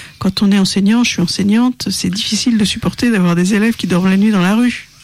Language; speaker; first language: French; native; French